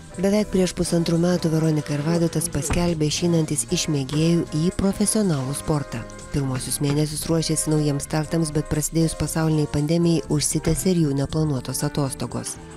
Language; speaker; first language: Lithuanian; native; Lithuanian